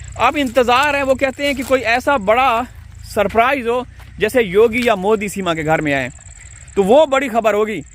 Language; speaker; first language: Urdu; native; Urdu